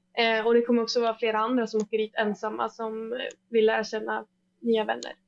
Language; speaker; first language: Swedish; native; Swedish